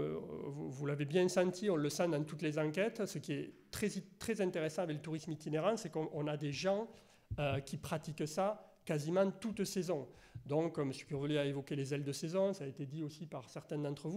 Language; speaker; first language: French; native; French